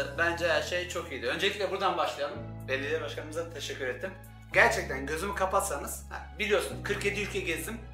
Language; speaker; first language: Turkish; early bilingual, heritage; Turkish